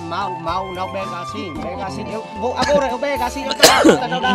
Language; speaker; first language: Portuguese; non-native, learner; Vietnamese